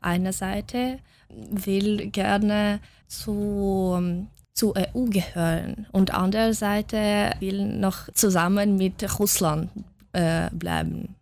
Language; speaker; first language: German; non-native, learner; Russian